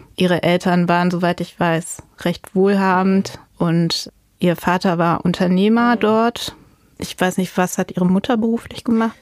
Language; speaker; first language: German; native; German